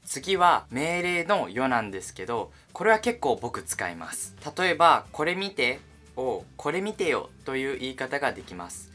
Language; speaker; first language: Japanese; native; Japanese